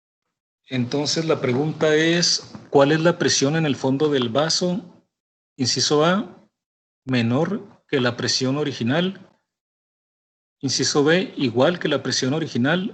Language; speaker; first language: Spanish; native; Spanish